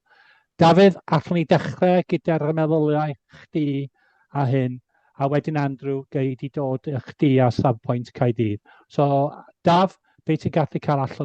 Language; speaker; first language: Welsh; native; Welsh